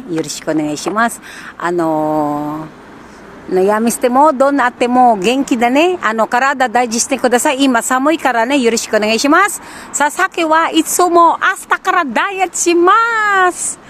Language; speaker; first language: Japanese; non-native, learner; Filipino